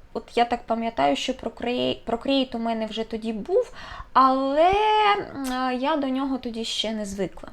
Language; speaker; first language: Ukrainian; non-native, local second language; Russian